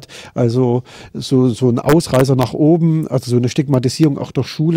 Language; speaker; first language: German; native; German